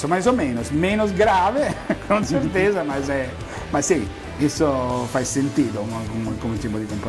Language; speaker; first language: Portuguese; non-native, fluent; Italian